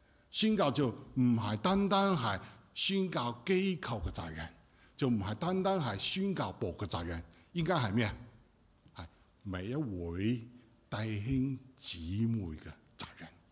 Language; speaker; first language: Cantonese; non-native, fluent; Chinese